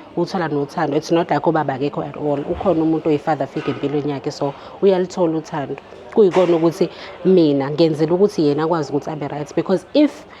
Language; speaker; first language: Zulu; native; Zulu